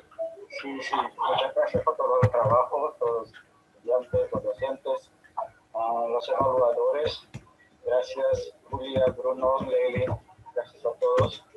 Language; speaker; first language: Spanish; non-native, fluent; Portuguese